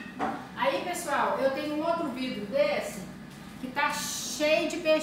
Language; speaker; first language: Portuguese; native; Portuguese